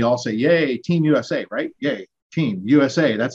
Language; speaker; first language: English; native; English